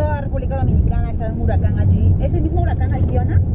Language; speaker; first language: Spanish; native; Spanish